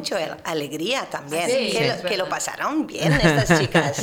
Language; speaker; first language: Spanish; non-native, fluent; English